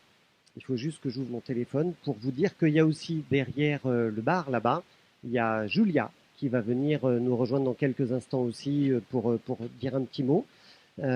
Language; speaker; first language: French; native; French